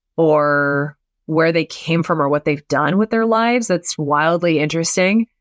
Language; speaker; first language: English; native; English